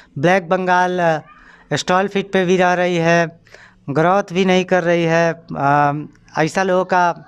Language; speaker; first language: Hindi; native; Hindi